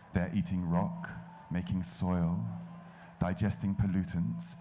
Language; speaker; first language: English; native; English